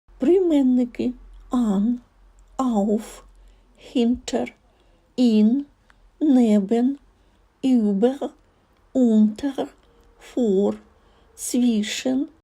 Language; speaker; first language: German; non-native, fluent; Ukrainian